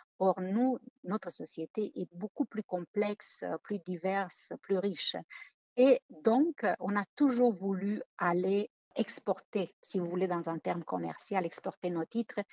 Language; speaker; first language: French; non-native, fluent; Romanian